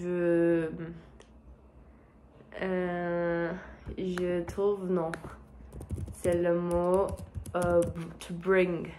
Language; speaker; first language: French; non-native, learner; Portuguese